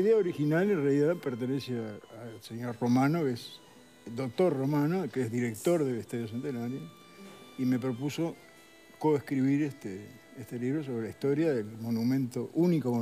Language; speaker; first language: Spanish; native; Spanish